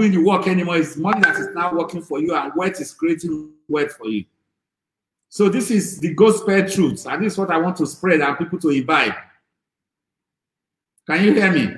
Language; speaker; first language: English; non-native, local second language; Yoruba